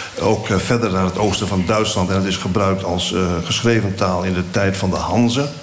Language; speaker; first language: Dutch; native; Dutch